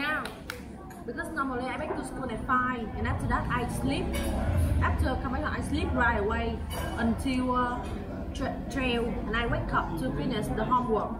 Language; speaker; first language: English; non-native, learner; Vietnamese